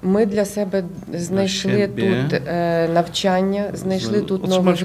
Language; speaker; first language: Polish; non-native, learner; Ukrainian